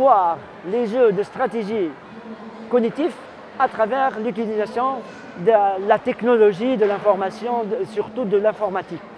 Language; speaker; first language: French; non-native, local second language; Arabic